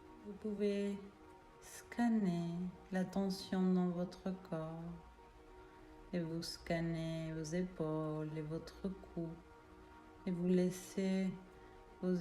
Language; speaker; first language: French; native; French